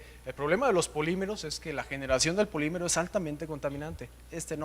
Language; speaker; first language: Spanish; native; Spanish